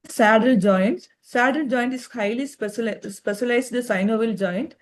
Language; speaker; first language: English; non-native, local second language; Tamil